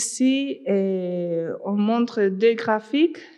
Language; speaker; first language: French; non-native, fluent; Spanish